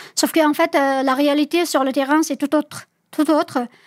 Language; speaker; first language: French; non-native, fluent; Chinese